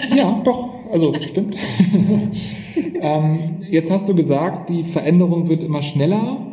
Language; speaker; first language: German; native; German